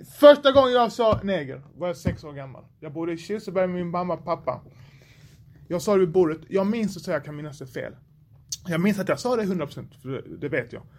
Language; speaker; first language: Swedish; native; Swedish